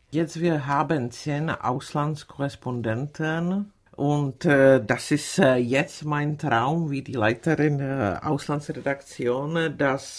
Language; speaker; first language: German; non-native, fluent; Czech